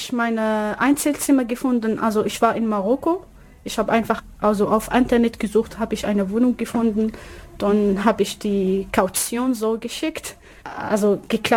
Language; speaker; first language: German; non-native, learner; Arabic